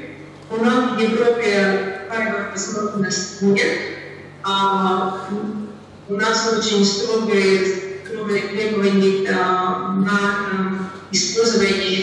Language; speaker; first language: Russian; non-native, learner; Latvian